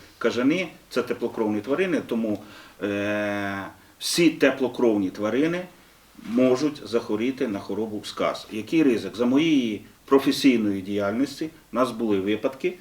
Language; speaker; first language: Ukrainian; native; Ukrainian